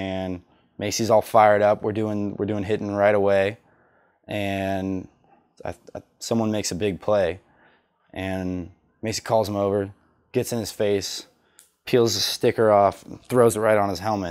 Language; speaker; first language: English; native; English